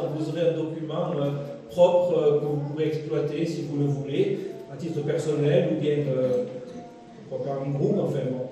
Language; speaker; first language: French; native; French